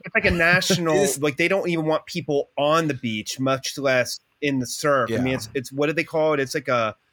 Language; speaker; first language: English; native; English